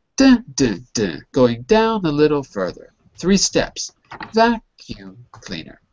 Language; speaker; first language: English; native; English